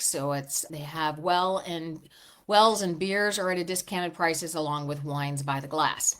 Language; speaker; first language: English; native; English